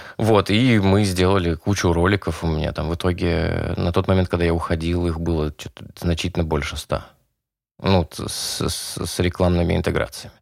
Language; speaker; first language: Russian; native; Russian